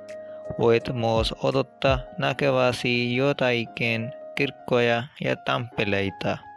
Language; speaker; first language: Finnish; non-native, learner; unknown